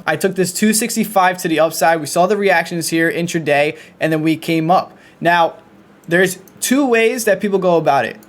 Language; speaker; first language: English; native; English